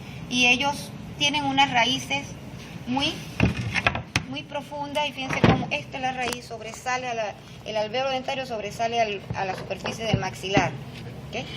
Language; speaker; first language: Spanish; native; Spanish